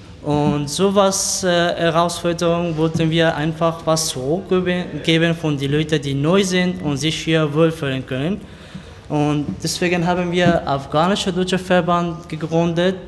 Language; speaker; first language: German; non-native, learner; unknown